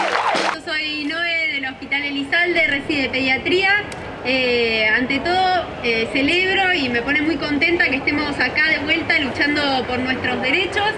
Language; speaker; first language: Spanish; native; Spanish